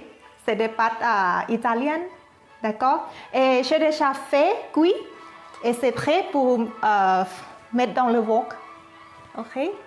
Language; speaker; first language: French; non-native, fluent; Thai